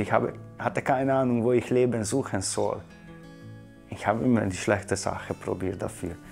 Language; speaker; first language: German; non-native, fluent; Hungarian